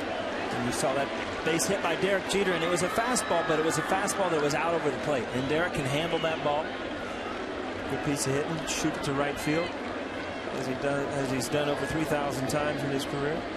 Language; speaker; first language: English; native; English